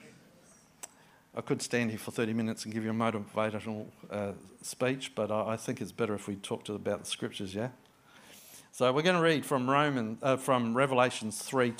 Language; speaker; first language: English; native; English